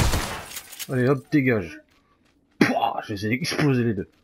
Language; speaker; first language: French; native; French